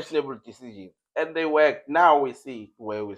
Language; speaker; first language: English; non-native, local second language; Zulu